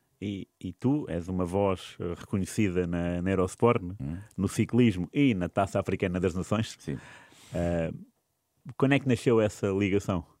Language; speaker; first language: Portuguese; native; Portuguese